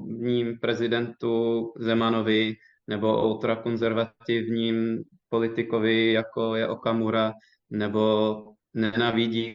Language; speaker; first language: Czech; non-native, fluent; English